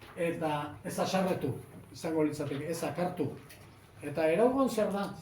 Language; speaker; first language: Basque; native; Basque